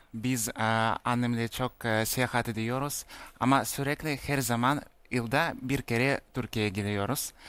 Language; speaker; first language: Turkish; non-native, learner; Russian